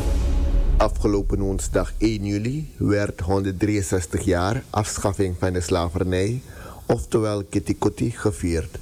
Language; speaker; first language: Dutch; native; Dutch